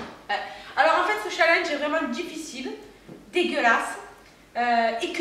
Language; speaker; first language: French; native; French